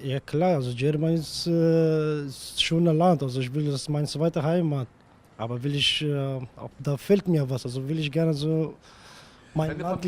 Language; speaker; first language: German; non-native, fluent; Kurdish